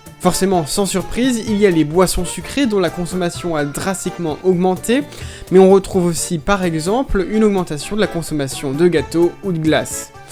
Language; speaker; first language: French; native; French